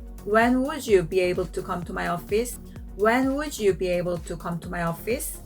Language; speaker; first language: English; non-native, fluent; Korean